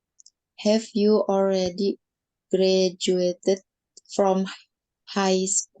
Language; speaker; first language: English; non-native, learner; Indonesian